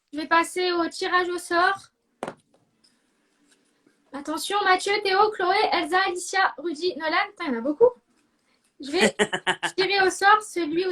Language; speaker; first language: French; native; French